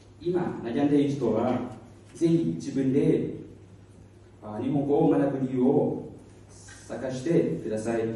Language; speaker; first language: Japanese; non-native, learner; Hmong